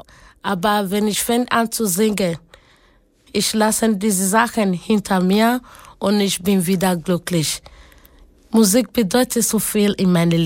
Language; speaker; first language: German; non-native, learner; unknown